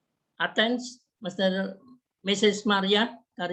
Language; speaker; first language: English; non-native, learner; Indonesian